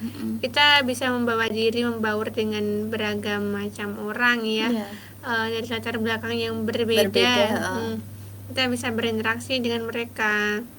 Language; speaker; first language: Indonesian; native; Indonesian